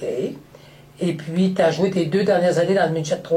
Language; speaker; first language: French; native; French